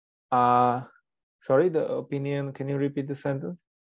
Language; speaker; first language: English; non-native, fluent; Slovak